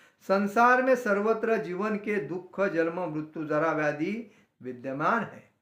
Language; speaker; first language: Hindi; non-native, local second language; Marathi